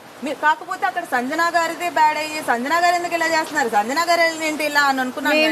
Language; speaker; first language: Telugu; native; Telugu